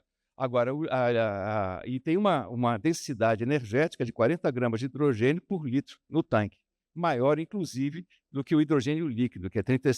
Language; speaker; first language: Portuguese; native; Portuguese